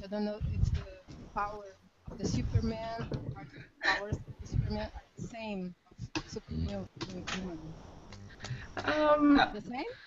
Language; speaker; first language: English; non-native, learner; Portuguese